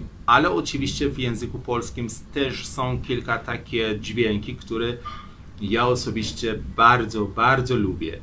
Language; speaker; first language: Polish; non-native, fluent; Persian